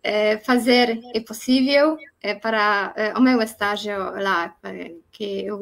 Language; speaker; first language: Portuguese; non-native, learner; Polish